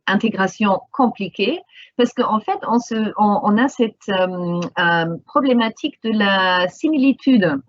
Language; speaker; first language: French; non-native, fluent; English